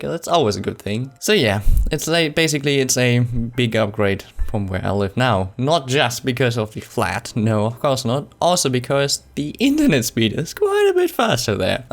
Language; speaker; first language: English; non-native, fluent; German